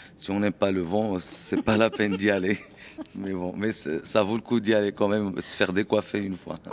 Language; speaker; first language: French; non-native, local second language; Arabic